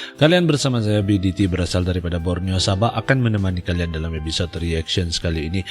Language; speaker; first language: Malay; native; Malay